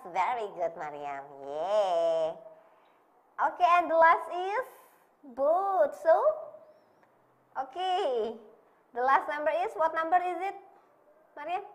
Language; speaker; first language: English; non-native, learner; Indonesian